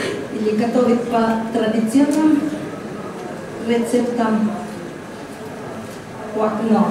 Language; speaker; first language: Russian; non-native, fluent; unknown